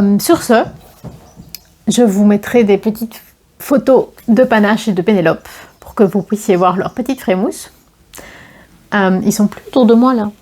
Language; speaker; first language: French; native; French